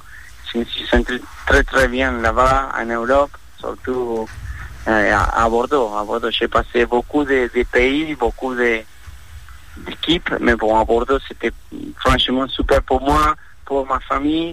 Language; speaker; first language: French; non-native, fluent; Spanish